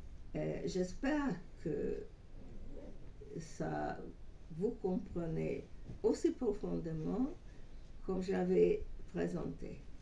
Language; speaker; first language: French; non-native, fluent; Hungarian